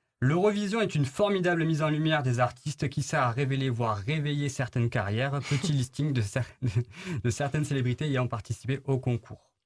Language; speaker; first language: French; native; French